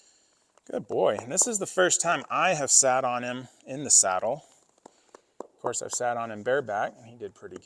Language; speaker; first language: English; native; English